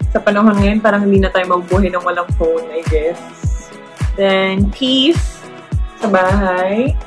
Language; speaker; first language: Filipino; native; Filipino